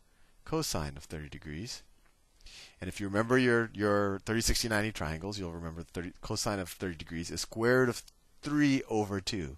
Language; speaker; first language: English; native; English